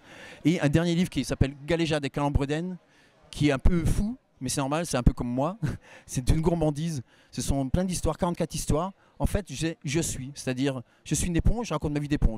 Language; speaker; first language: French; native; French